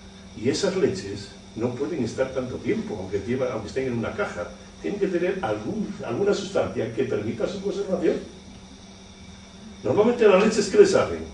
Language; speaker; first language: Spanish; native; Spanish